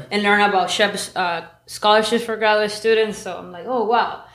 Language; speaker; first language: English; non-native, fluent; Spanish